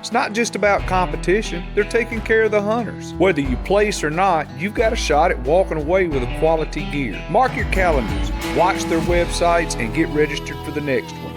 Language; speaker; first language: English; native; English